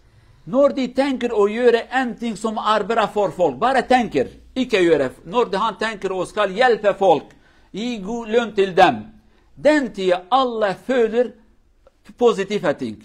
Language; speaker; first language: Norwegian; non-native, learner; Kurdish